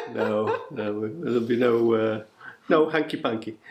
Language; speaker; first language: English; native; English